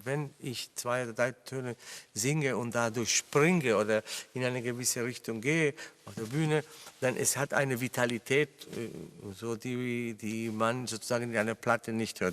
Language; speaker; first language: German; non-native, fluent; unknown